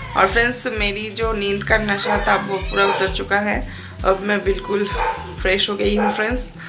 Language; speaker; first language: Hindi; non-native, local second language; Bangla